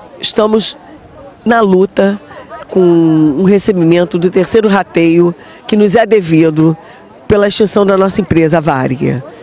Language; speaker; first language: Portuguese; native; Portuguese